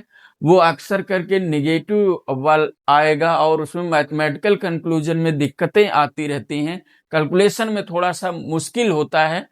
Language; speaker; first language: Hindi; native; Hindi